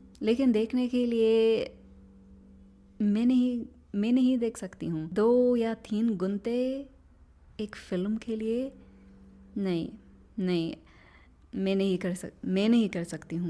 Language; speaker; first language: Hindi; non-native, learner; English